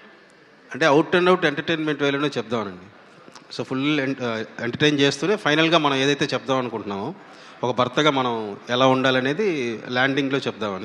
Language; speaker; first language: Telugu; native; Telugu